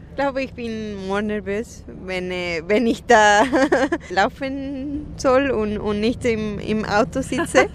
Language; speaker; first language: German; non-native, fluent; Spanish